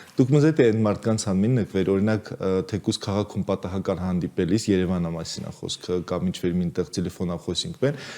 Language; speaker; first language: Armenian; native; Armenian